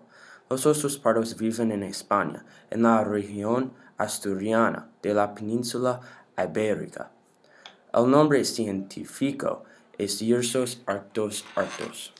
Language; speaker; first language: Spanish; non-native, learner; English